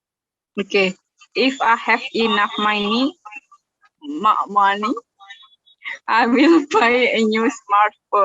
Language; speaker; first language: English; non-native, learner; Indonesian